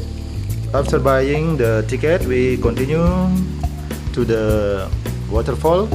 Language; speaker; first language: English; non-native, local second language; Indonesian